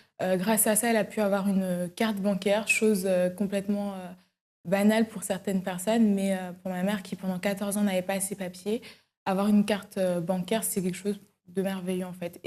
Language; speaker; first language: French; early bilingual, other home language; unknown